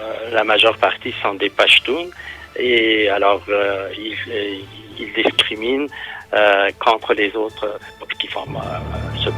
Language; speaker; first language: French; non-native, fluent; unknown